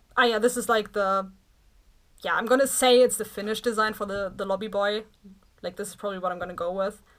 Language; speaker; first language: English; non-native, fluent; German